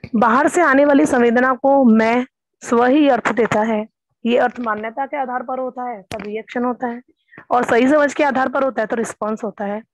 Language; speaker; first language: Hindi; native; Hindi